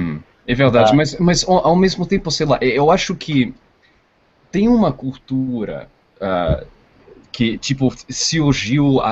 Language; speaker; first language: Portuguese; non-native, fluent; English